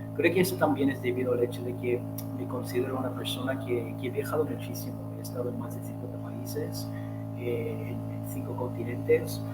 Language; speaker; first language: Spanish; non-native, fluent; English